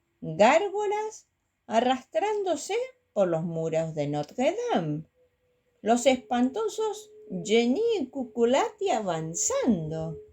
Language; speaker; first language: Spanish; native; Spanish